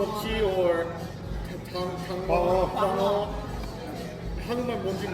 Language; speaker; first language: Korean; early bilingual, heritage; Korean